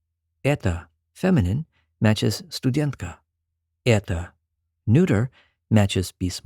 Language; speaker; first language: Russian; non-native, fluent; English